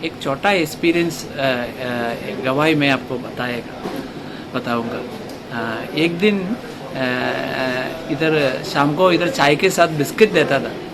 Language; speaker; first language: Hindi; non-native, local second language; Malayalam